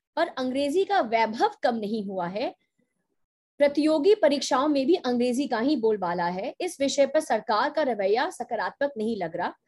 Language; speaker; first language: Hindi; native; Hindi